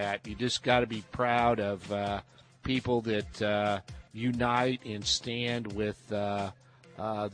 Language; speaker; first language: English; native; English